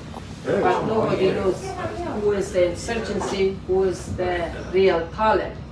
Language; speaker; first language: English; non-native, learner; Persian